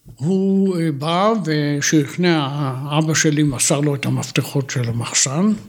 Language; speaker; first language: Hebrew; native; Hebrew